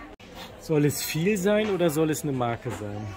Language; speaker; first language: German; native; German